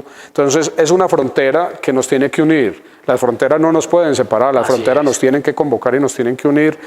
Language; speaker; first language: Spanish; native; Spanish